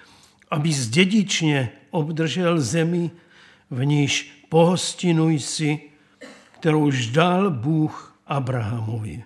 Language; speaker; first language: Czech; native; Czech